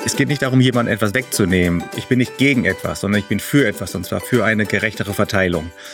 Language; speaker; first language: German; early bilingual, other home language; Spanish